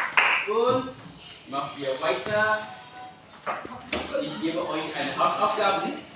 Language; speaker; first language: German; non-native, learner; Indonesian